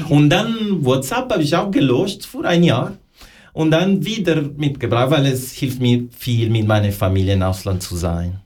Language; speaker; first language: German; non-native, fluent; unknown